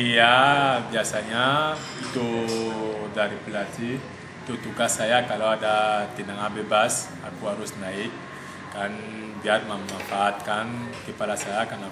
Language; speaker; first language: Indonesian; non-native, fluent; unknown